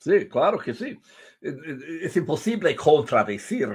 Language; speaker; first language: Spanish; non-native, fluent; English